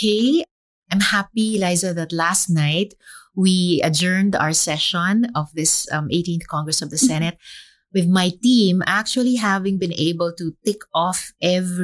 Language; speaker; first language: English; non-native, local second language; Filipino